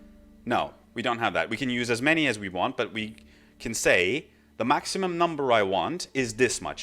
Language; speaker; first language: English; non-native, fluent; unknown